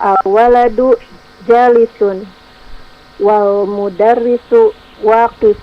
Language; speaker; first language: Arabic; non-native, learner; Indonesian